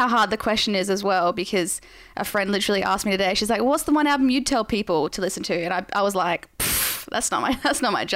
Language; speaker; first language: English; native; English